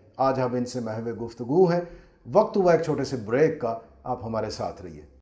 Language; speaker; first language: Urdu; non-native, local second language; Punjabi